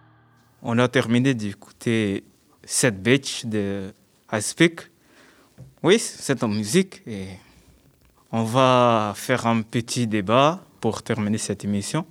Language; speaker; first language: French; non-native, learner; Spanish